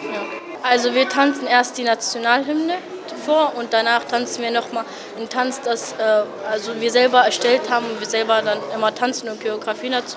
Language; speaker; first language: German; early bilingual, other home language; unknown